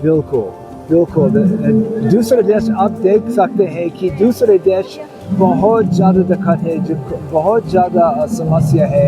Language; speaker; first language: Hindi; non-native, learner; English